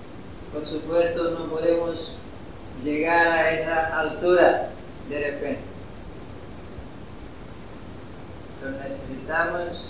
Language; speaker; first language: Spanish; non-native, fluent; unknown